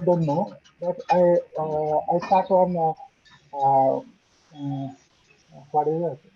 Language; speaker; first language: English; non-native, learner; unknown